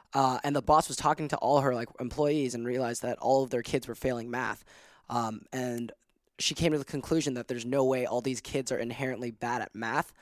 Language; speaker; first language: English; non-native, local second language; Cantonese